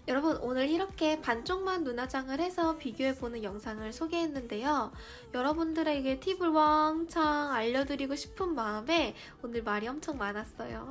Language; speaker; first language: Korean; native; Korean